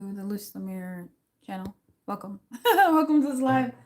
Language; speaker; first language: English; native; English